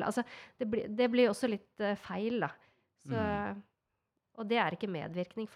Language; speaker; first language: Norwegian; native; Norwegian